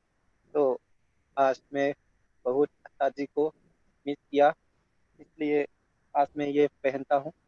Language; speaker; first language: Hindi; non-native, local second language; Manipuri